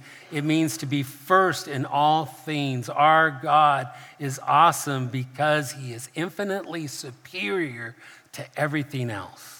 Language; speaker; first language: English; native; English